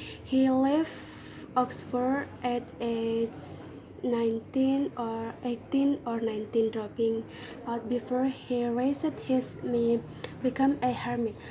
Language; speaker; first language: English; non-native, learner; Indonesian